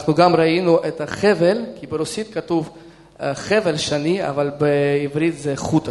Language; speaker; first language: Hebrew; non-native, fluent; Russian